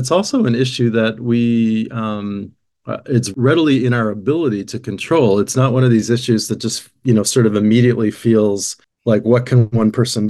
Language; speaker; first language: English; native; English